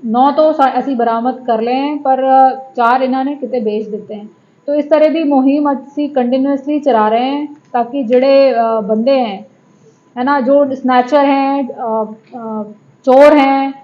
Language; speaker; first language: Hindi; non-native, local second language; Punjabi